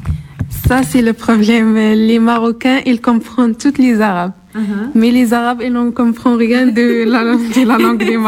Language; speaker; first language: French; non-native, learner; Arabic